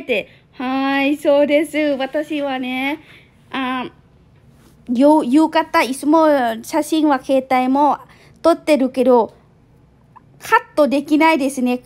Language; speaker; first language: Japanese; non-native, learner; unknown